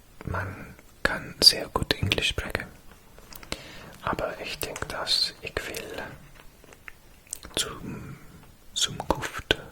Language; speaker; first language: German; non-native, learner; English